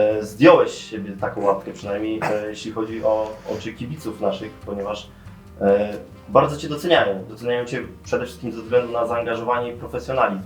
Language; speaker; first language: Polish; native; Polish